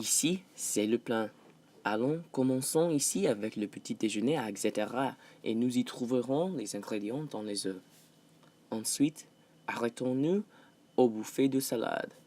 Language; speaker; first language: French; non-native, learner; English